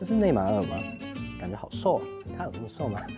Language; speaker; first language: Chinese; native; Chinese